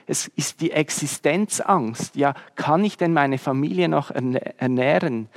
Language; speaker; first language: German; native; German